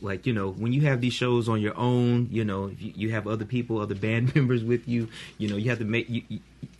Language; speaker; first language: English; native; English